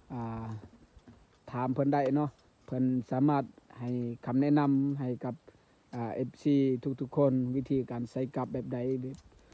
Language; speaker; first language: Lao; non-native, local second language; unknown